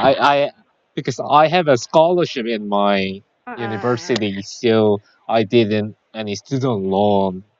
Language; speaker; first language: English; non-native, learner; Korean